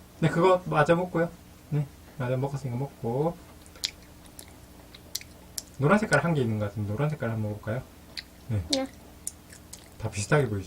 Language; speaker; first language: Korean; native; Korean